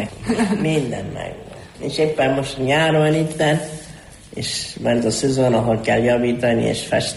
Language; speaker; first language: Hungarian; early bilingual, heritage; Hungarian